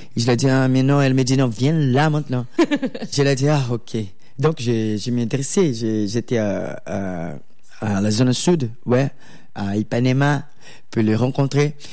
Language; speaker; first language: French; non-native, learner; Portuguese